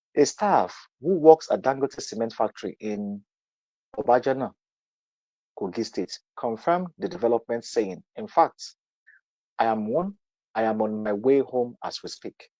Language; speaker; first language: English; non-native, local second language; Yoruba